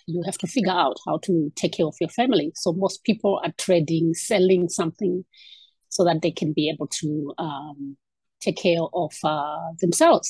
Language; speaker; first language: English; non-native, local second language; Shona